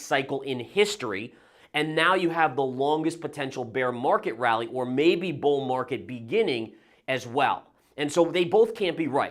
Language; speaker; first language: English; native; English